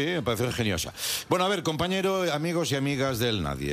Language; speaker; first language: Spanish; native; Spanish